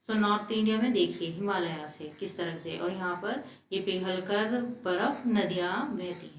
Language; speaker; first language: Hindi; non-native, local second language; Telugu